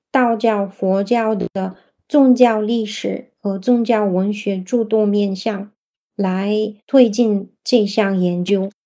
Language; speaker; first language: Chinese; non-native, fluent; Bulgarian